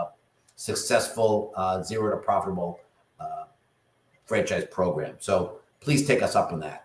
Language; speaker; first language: English; native; English